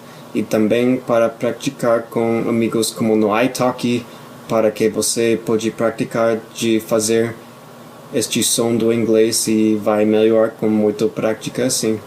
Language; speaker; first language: Portuguese; non-native, fluent; English